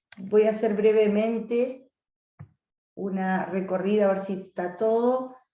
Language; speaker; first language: Spanish; native; Spanish